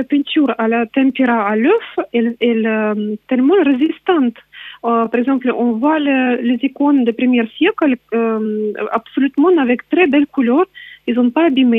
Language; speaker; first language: French; non-native, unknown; Russian